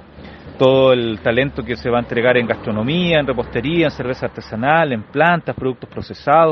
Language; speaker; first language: Spanish; native; Spanish